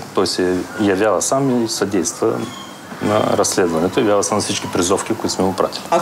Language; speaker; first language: Bulgarian; native; Bulgarian